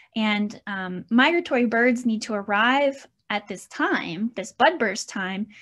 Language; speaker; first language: English; native; English